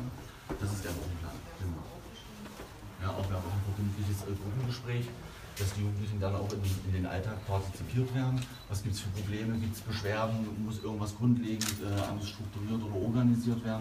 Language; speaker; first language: German; native; German